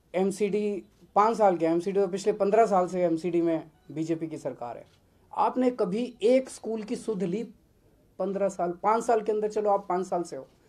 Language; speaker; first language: Hindi; native; Hindi